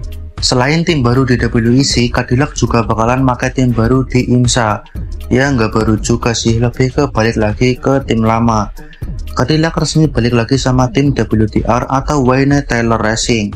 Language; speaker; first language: Indonesian; native; Indonesian